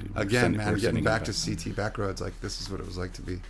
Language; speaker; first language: English; early bilingual, other home language; French